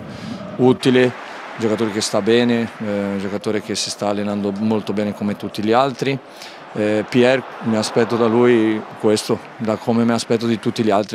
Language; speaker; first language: Italian; non-native, fluent; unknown